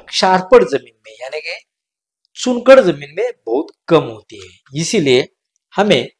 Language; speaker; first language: Hindi; non-native, local second language; Marathi